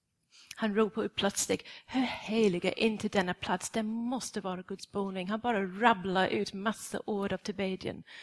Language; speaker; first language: Swedish; non-native, fluent; English